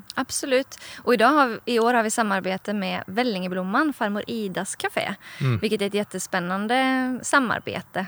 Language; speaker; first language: Swedish; non-native, fluent; Norwegian